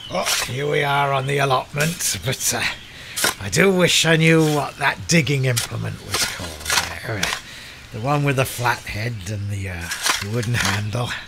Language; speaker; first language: English; native; English